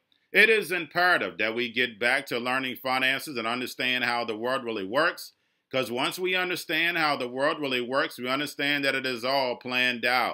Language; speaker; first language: English; native; English